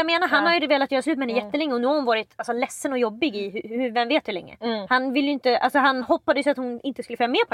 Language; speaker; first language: Swedish; native; Swedish